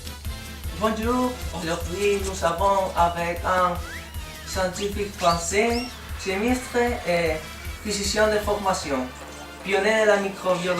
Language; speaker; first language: French; non-native, learner; Spanish